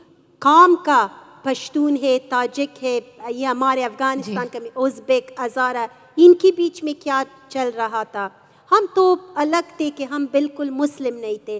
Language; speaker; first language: Hindi; non-native, fluent; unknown